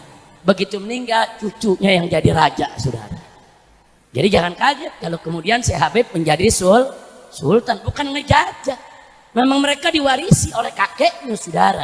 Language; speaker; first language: Indonesian; native; Indonesian